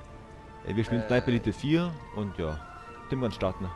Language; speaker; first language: German; native; German